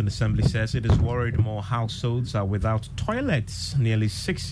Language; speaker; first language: English; non-native, local second language; Akan